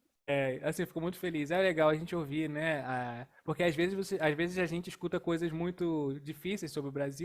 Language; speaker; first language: Portuguese; native; Portuguese